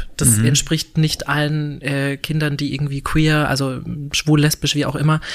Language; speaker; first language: German; native; German